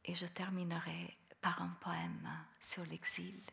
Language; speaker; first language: French; non-native, fluent; Albanian